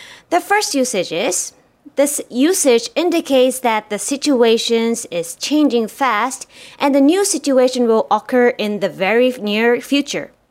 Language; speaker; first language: English; non-native, fluent; Japanese